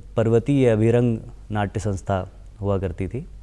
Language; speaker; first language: Hindi; native; Hindi